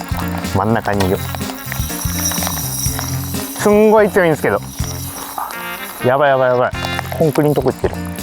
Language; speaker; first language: Japanese; native; Japanese